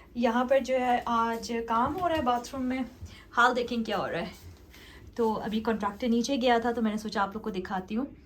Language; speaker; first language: Urdu; native; Urdu